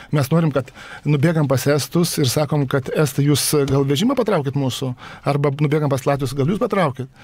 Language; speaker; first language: Lithuanian; native; Lithuanian